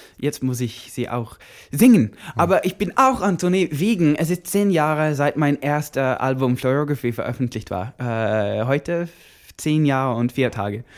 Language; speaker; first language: German; non-native, learner; Norwegian